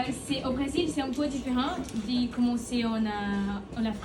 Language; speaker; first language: French; non-native, learner; Portuguese